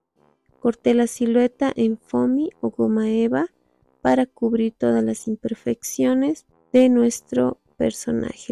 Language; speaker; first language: Spanish; native; Spanish